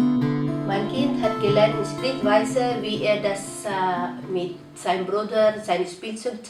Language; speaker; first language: German; non-native, learner; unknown